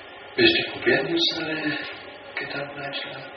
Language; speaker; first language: German; non-native, fluent; Danish